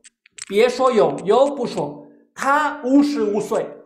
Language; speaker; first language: Chinese; non-native, fluent; Spanish